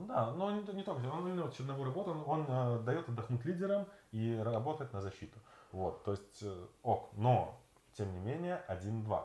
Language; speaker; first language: Russian; native; Russian